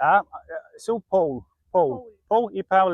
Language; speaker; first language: Portuguese; non-native, learner; English